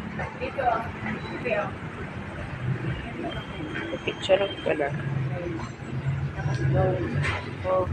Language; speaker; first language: Filipino; non-native, local second language; Cebuano